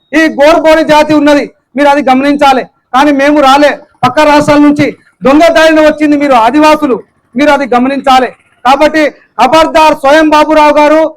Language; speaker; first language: Telugu; non-native, local second language; Lambadi